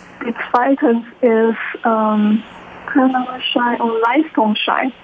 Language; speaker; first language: German; non-native, learner; Chinese